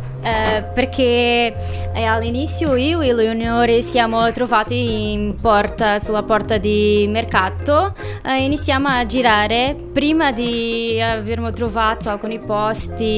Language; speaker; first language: Italian; non-native, learner; Portuguese